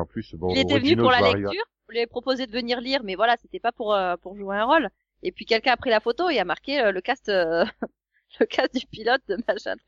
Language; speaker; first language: French; native; French